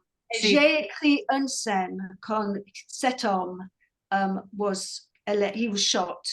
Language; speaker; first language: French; non-native, learner; English